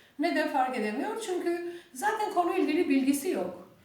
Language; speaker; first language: Turkish; non-native, learner; Albanian